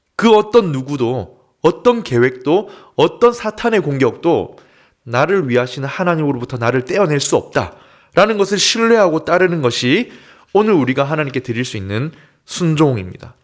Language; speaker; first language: Korean; native; Korean